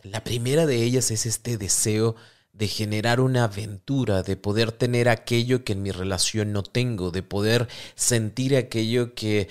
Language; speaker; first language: Spanish; native; Spanish